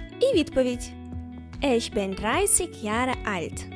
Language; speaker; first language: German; non-native, fluent; Ukrainian